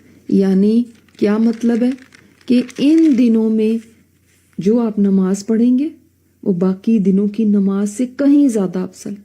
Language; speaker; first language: Urdu; native; Urdu